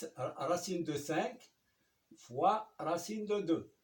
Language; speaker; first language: French; non-native, local second language; Arabic